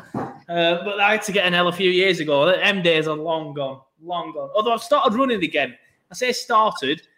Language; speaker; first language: English; native; English